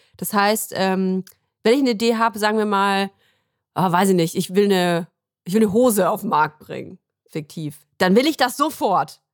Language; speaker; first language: German; native; German